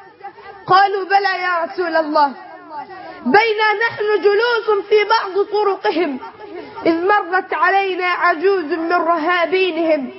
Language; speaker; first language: Arabic; native; Arabic